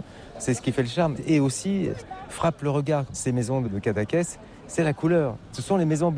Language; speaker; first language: French; native; French